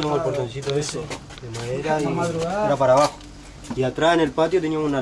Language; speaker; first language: Spanish; native; Spanish